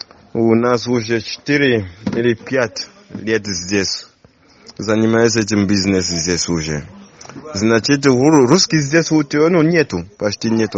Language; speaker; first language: Russian; non-native, learner; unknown